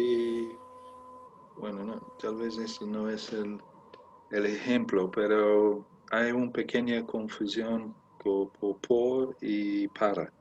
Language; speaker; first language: Spanish; non-native, learner; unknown